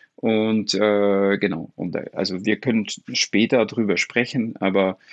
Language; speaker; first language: German; non-native, fluent; French